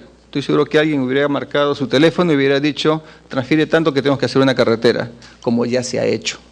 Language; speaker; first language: Spanish; native; Spanish